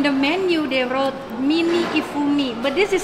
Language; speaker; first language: English; non-native, fluent; Indonesian